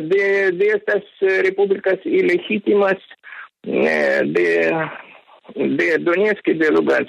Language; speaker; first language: Spanish; non-native, fluent; Ukrainian